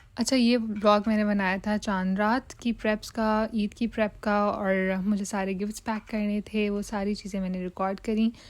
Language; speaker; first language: Urdu; native; Urdu